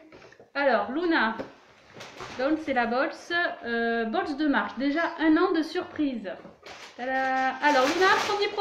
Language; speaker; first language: French; native; French